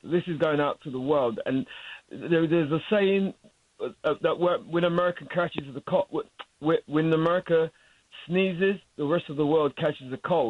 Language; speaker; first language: English; native; English